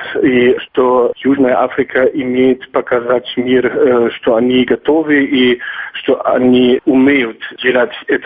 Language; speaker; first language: Russian; non-native, fluent; German